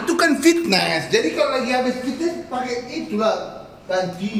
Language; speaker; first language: Indonesian; native; Indonesian